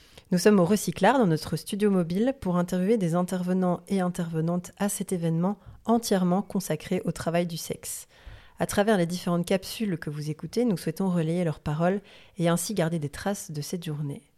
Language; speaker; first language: French; native; French